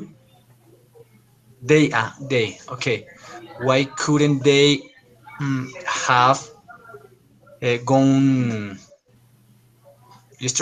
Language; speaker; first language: English; non-native, learner; Spanish